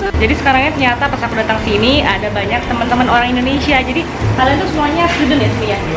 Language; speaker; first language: Indonesian; native; Indonesian